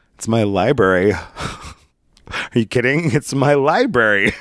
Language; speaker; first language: English; early bilingual, other home language; Italian